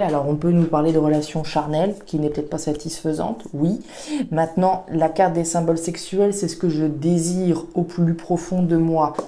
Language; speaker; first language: French; native; French